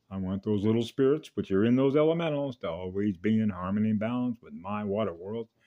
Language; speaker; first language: English; native; English